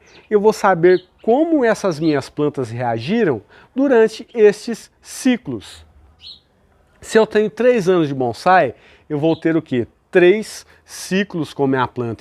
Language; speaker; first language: Portuguese; native; Portuguese